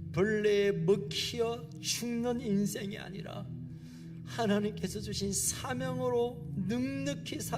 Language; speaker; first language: Korean; native; Korean